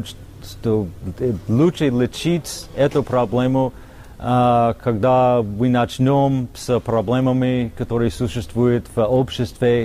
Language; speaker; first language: Russian; non-native, fluent; English